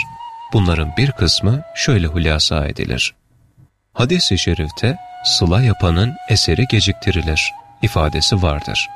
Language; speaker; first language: Turkish; native; Turkish